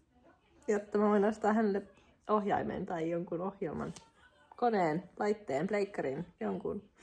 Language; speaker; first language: Finnish; native; Finnish